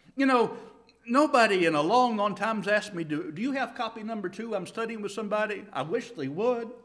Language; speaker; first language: English; native; English